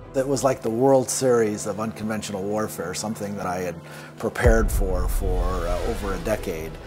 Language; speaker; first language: English; native; English